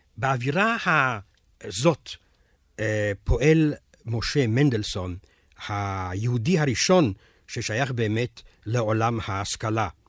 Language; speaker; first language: Hebrew; non-native, fluent; Romanian